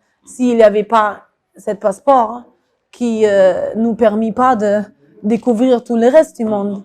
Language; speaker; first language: French; non-native, fluent; German